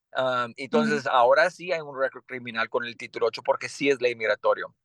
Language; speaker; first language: Spanish; early bilingual, heritage; Spanish